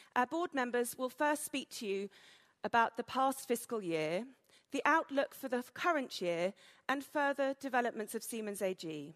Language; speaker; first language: English; native; English